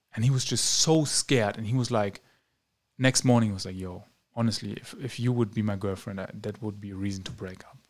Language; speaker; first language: English; non-native, fluent; German